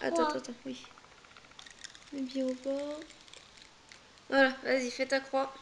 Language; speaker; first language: French; native; French